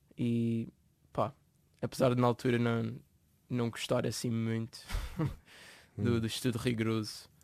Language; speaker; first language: Portuguese; native; Portuguese